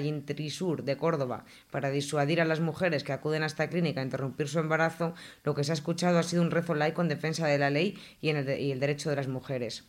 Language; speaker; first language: Spanish; native; Spanish